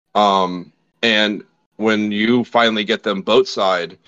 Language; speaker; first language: English; native; English